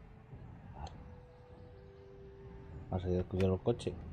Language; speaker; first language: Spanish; non-native, local second language; Galician